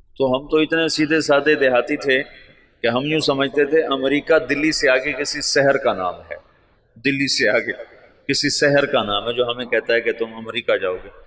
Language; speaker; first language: Urdu; non-native, local second language; Punjabi